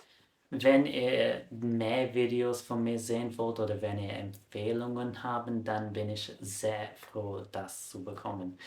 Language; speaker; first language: German; non-native, fluent; English